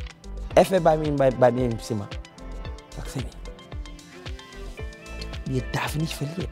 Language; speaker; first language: German; non-native, fluent; Akan